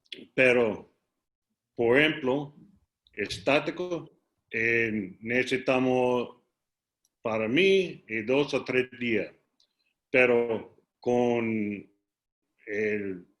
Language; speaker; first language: Spanish; non-native, learner; English